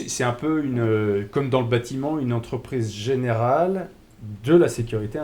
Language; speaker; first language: French; native; French